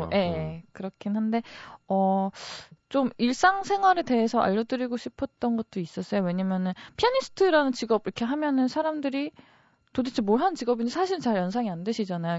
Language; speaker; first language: Korean; native; Korean